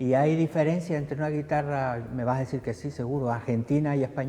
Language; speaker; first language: Spanish; native; Spanish